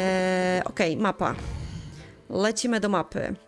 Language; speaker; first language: Polish; native; Polish